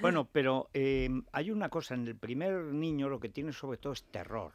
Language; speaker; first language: Spanish; native; Spanish